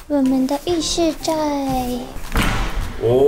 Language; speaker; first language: Chinese; non-native, fluent; Japanese